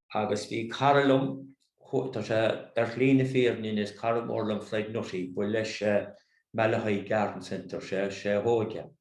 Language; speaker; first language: Irish; native; Irish